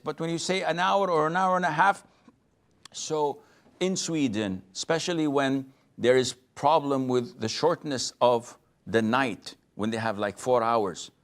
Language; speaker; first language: English; non-native, fluent; Arabic